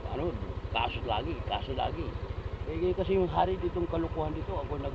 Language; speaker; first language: Filipino; non-native, local second language; Bikol